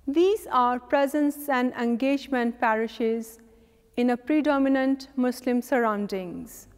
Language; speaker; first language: Urdu; native; Urdu